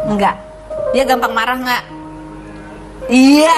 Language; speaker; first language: Indonesian; native; Indonesian